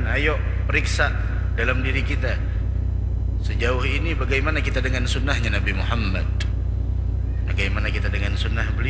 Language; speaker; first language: Indonesian; native; Indonesian